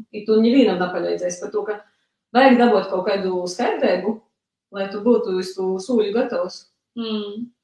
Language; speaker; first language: Latvian; early bilingual, other home language; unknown